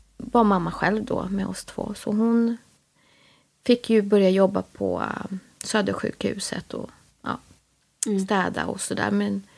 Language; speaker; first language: Swedish; early bilingual, other home language; Spanish